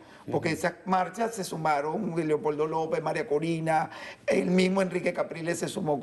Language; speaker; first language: Spanish; native; Spanish